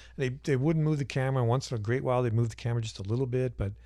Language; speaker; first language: English; native; English